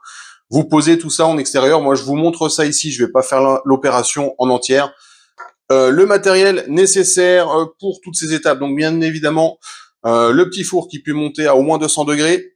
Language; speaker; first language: French; native; French